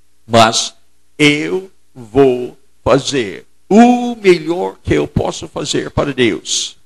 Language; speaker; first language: Portuguese; non-native, fluent; English